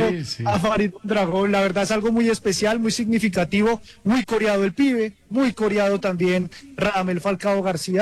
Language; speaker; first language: Spanish; native; Spanish